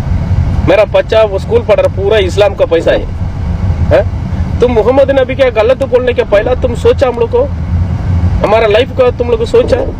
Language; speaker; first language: Hindi; non-native, local second language; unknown